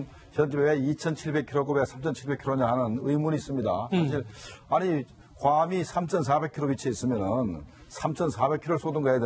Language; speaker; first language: Korean; native; Korean